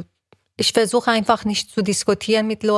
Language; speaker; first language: German; non-native, fluent; Persian